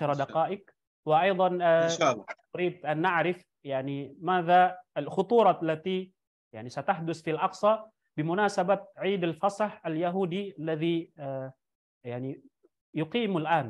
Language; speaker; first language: Arabic; non-native, fluent; Indonesian